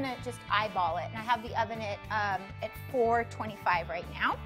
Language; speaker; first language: English; native; English